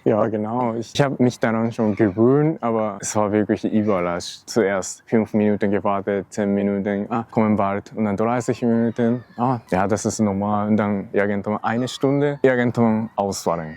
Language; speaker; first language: German; non-native, learner; Japanese